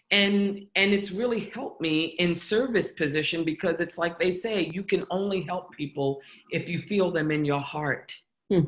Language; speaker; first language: English; native; English